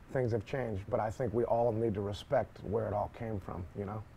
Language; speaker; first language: English; native; English